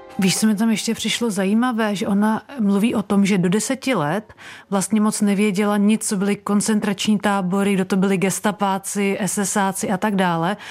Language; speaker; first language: Czech; native; Czech